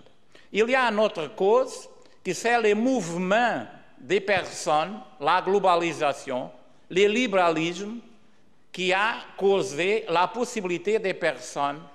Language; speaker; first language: French; non-native, learner; Portuguese